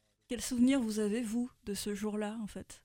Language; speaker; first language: French; native; French